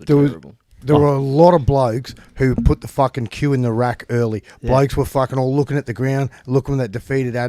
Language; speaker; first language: English; native; English